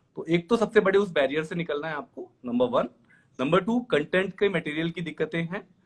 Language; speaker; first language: Hindi; native; Hindi